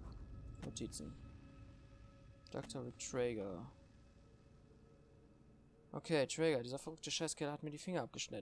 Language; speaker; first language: German; native; German